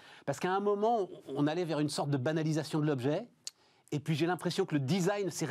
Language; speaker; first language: French; native; French